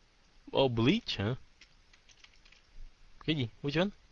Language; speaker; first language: English; early bilingual, heritage; Vietnamese